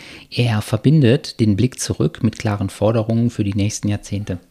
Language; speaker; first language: German; native; German